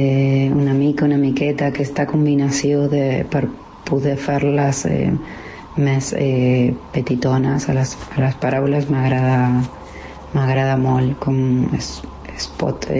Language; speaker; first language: Catalan; non-native, fluent; Spanish